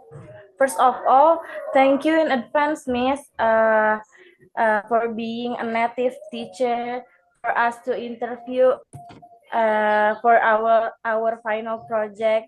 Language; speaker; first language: English; non-native, learner; Indonesian